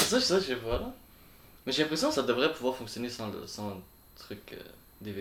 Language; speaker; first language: French; native; French